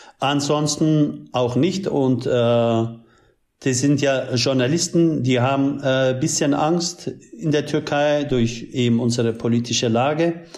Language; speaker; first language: German; early bilingual, other home language; Turkish